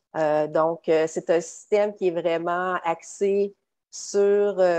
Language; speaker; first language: French; native; French